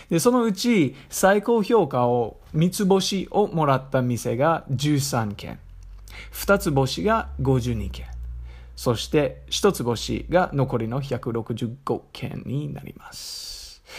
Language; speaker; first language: Japanese; non-native, fluent; English